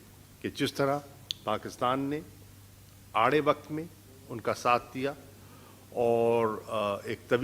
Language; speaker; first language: Urdu; non-native, local second language; Saraiki